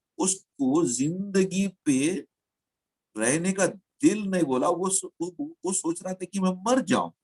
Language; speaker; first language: Hindi; non-native, local second language; Telugu